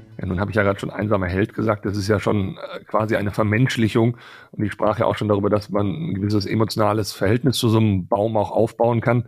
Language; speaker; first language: German; native; German